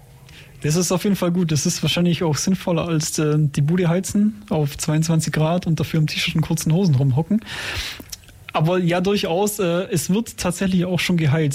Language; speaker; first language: German; native; German